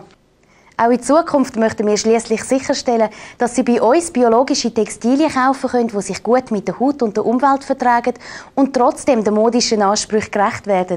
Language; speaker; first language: German; native; German